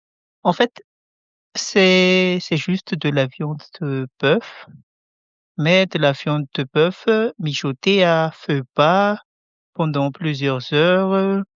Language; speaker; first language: French; non-native, local second language; Malagasy